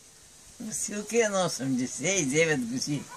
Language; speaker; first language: Bulgarian; native; Bulgarian